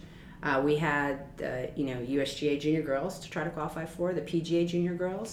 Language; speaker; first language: English; native; English